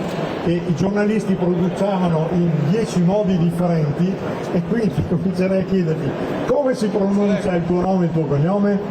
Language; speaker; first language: Italian; native; Italian